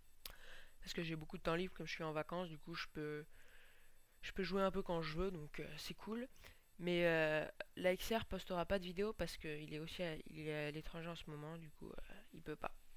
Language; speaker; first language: French; native; French